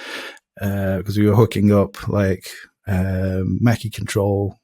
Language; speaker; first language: English; native; English